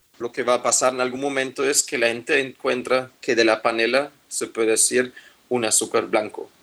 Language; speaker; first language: Spanish; non-native, fluent; German